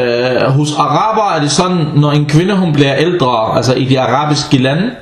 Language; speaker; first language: Danish; non-native, fluent; Arabic